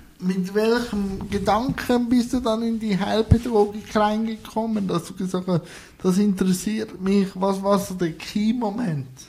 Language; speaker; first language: German; native; German